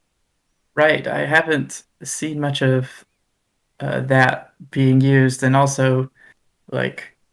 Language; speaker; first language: English; native; English